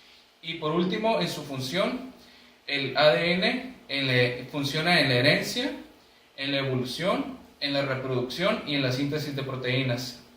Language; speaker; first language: Spanish; native; Spanish